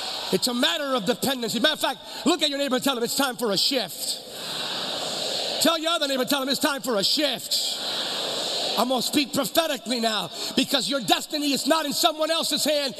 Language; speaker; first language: English; early bilingual, other home language; Spanish